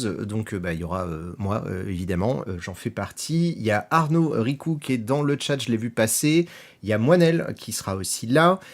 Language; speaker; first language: French; native; French